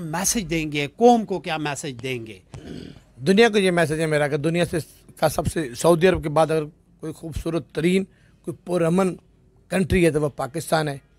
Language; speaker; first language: Urdu; non-native, local second language; Punjabi